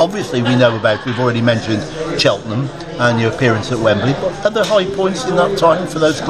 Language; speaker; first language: English; native; English